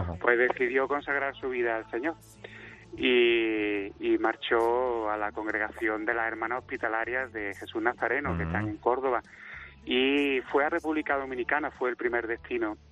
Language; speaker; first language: Spanish; native; Spanish